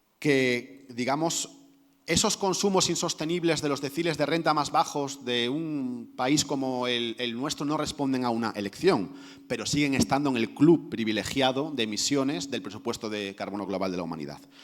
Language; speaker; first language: Spanish; native; Spanish